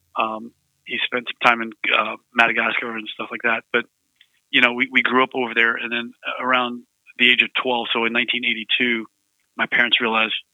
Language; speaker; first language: English; early bilingual, other home language; Vietnamese